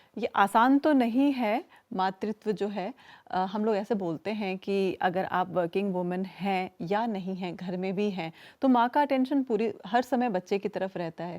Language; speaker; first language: Hindi; native; Hindi